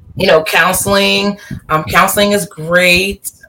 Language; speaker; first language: English; native; English